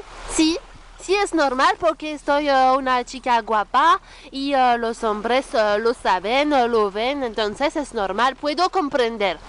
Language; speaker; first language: Spanish; non-native, learner; French